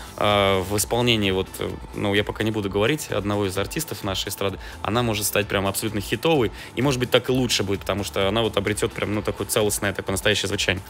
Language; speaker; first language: Russian; native; Russian